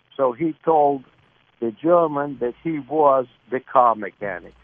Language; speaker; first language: English; early bilingual, other home language; Lithuanian